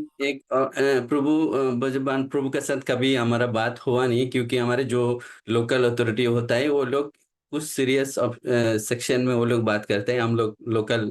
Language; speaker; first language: Hindi; non-native, local second language; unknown